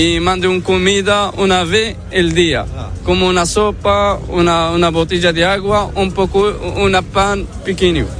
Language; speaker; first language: Spanish; non-native, learner; Arabic